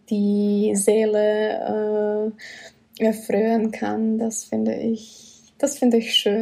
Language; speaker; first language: German; non-native, fluent; Czech